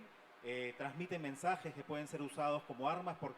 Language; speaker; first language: Spanish; native; Spanish